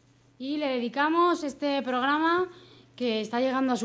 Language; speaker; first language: Spanish; native; Spanish